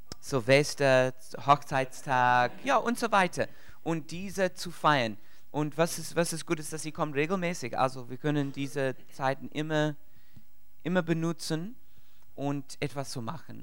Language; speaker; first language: German; non-native, learner; English